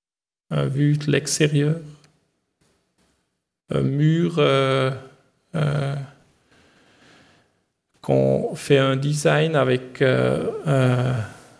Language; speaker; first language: French; non-native, learner; German